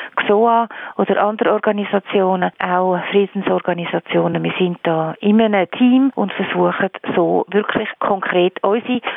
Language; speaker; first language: German; non-native, fluent; Finnish